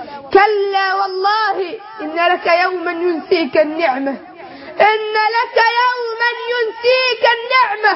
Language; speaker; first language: Arabic; native; Arabic